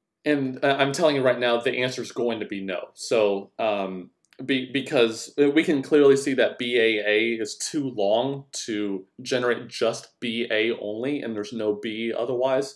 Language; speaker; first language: English; native; English